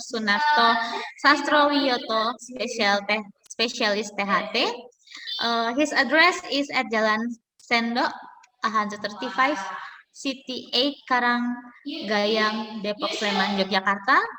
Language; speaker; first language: English; non-native, fluent; Indonesian